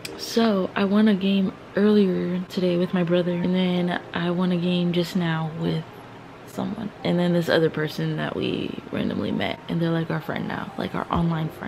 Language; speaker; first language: English; native; English